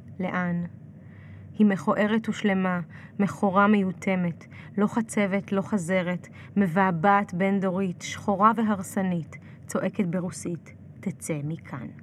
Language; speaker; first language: Hebrew; early bilingual, other home language; Russian